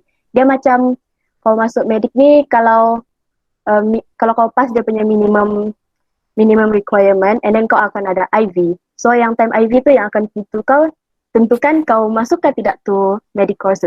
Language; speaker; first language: Malay; native; Malay